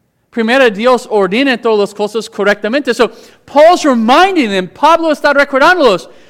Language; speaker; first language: Spanish; non-native, fluent; English